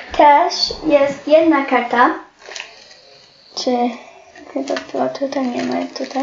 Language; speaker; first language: Polish; non-native, learner; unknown